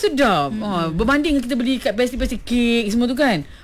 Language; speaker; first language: Malay; native; Malay